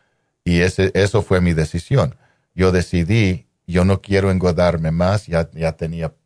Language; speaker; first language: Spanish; non-native, fluent; English